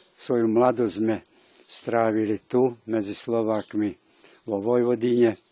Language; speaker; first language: Slovak; native; Slovak